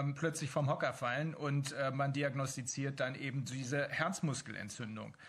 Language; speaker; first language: German; native; German